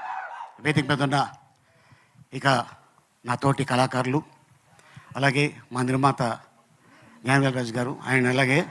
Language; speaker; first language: Telugu; native; Telugu